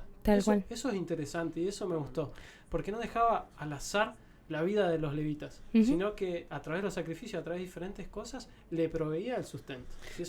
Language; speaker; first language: Spanish; native; Spanish